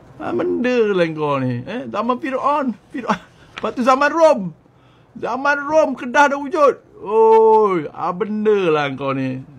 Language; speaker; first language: Malay; native; Malay